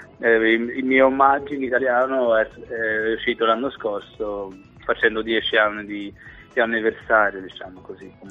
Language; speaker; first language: Italian; non-native, fluent; Norwegian